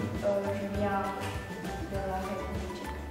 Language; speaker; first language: French; non-native, learner; Czech